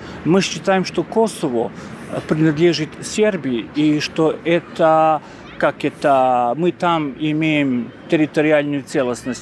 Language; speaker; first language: Russian; non-native, fluent; Serbian